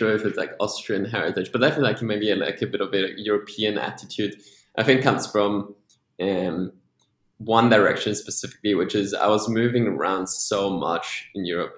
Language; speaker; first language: English; non-native, fluent; Polish